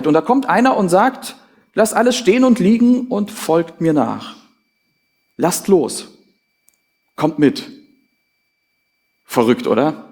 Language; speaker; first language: German; native; German